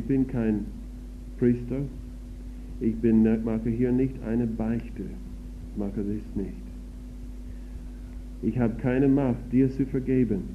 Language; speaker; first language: German; non-native, fluent; English